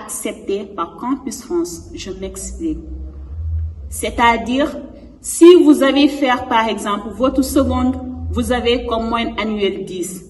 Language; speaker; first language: French; non-native, local second language; Wolof